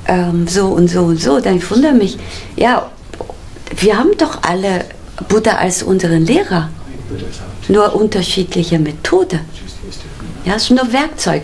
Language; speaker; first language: German; non-native, fluent; Korean